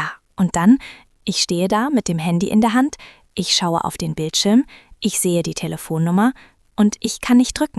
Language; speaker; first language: German; non-native, fluent; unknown